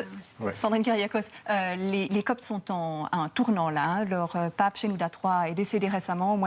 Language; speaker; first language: French; native; French